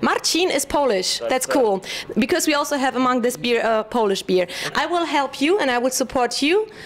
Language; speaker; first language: English; non-native, fluent; German